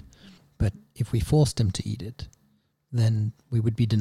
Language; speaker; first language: English; native; English